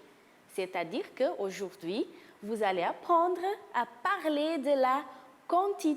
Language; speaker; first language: French; non-native, fluent; Portuguese